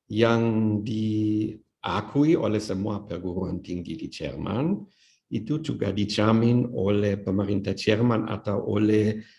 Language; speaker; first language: Indonesian; non-native, fluent; German